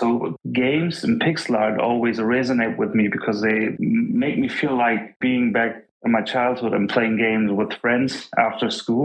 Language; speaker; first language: English; non-native, fluent; German